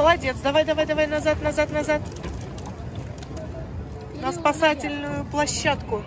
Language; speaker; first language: Russian; native; Russian